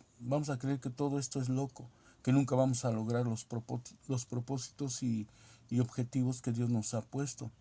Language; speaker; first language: Spanish; native; Spanish